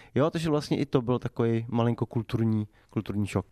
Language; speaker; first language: Czech; native; Czech